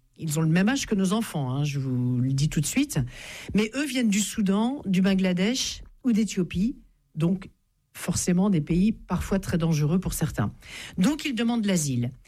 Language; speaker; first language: French; native; French